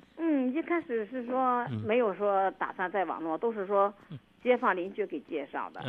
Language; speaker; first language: Chinese; native; Chinese